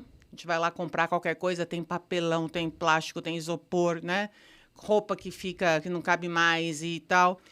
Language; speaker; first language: Portuguese; native; Portuguese